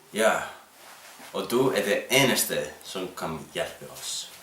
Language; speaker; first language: Danish; non-native, learner; Icelandic